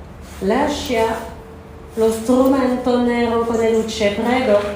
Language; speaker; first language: Italian; non-native, learner; French